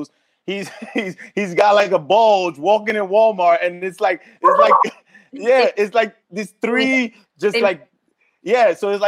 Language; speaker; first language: English; native; English